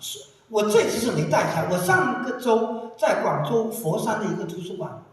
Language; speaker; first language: Chinese; native; Chinese